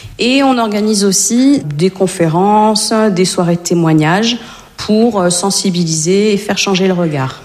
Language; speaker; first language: French; native; French